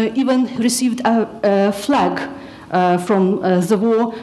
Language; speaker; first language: English; non-native, fluent; Ukrainian